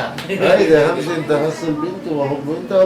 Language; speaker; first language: Arabic; non-native, learner; Turkish